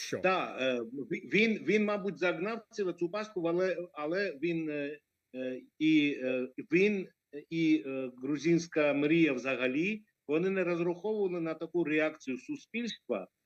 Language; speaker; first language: Ukrainian; non-native, fluent; Georgian